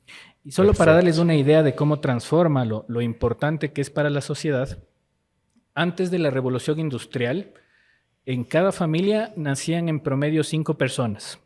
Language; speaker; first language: Spanish; native; Spanish